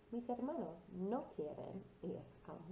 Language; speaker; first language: Spanish; non-native, fluent; English